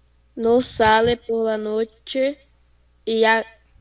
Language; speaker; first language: Spanish; non-native, learner; Portuguese